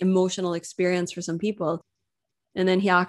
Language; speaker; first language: English; non-native, local second language; Filipino